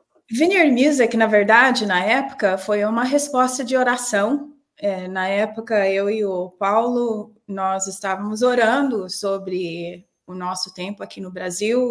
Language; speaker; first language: Portuguese; non-native, fluent; English